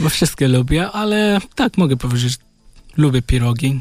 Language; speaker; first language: Polish; non-native, learner; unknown